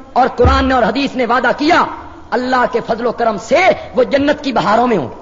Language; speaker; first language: Urdu; non-native, local second language; Punjabi